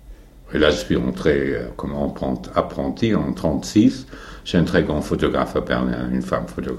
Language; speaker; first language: French; non-native, fluent; German